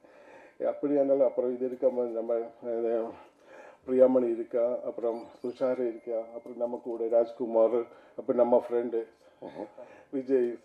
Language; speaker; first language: Tamil; non-native, learner; Malayalam